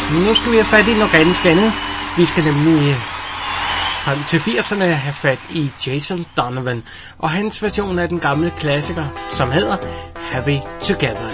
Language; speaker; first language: Danish; native; Danish